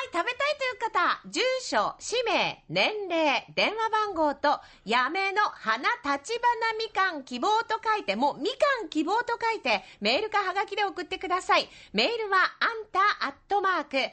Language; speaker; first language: Japanese; native; Japanese